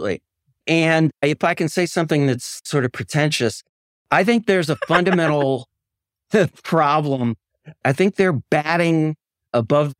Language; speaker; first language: English; native; English